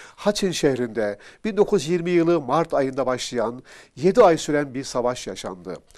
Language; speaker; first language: Turkish; native; Turkish